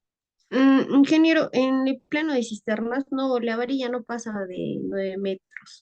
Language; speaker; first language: Spanish; native; Spanish